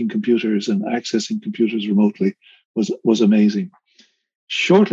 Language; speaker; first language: English; native; English